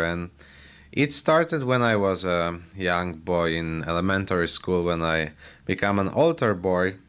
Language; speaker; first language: English; non-native, fluent; Polish